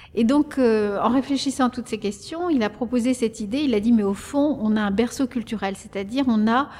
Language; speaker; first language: French; early bilingual, other home language; Spanish